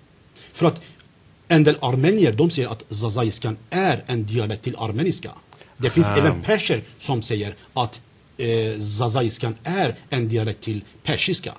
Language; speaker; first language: Swedish; non-native, fluent; Zaza